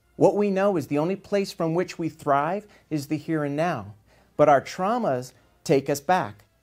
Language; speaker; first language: English; native; English